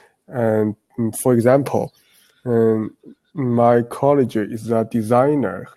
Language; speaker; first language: English; non-native, learner; Chinese